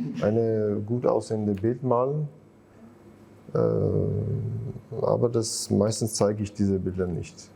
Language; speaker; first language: German; non-native, fluent; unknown